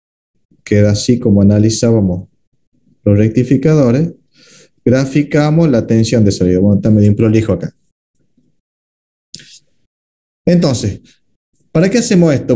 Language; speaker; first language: Spanish; native; Spanish